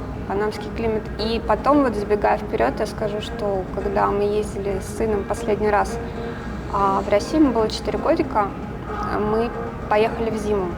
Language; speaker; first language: Russian; native; Russian